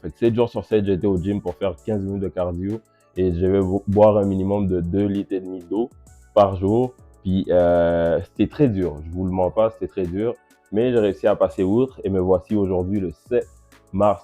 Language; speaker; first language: French; native; French